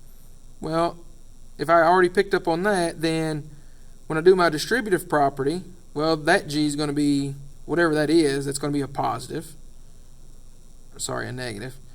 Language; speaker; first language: English; native; English